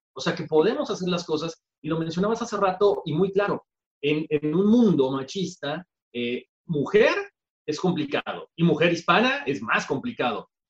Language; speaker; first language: Spanish; native; Spanish